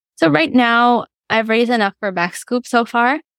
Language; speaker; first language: English; non-native, local second language; Filipino